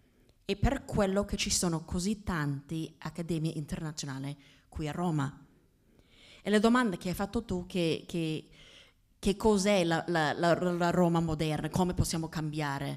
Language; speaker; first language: Italian; non-native, fluent; English